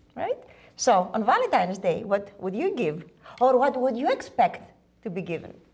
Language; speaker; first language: English; non-native, fluent; Greek